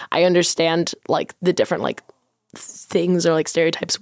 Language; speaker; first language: English; native; English